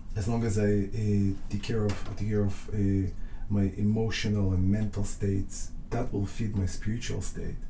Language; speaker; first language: English; non-native, fluent; Russian